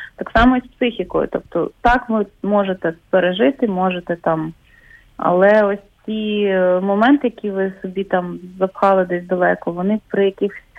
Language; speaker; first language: Ukrainian; native; Ukrainian